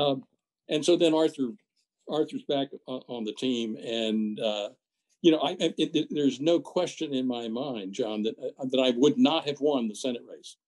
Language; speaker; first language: English; native; English